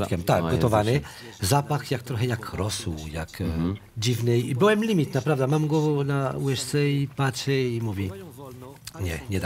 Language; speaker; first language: Polish; non-native, fluent; French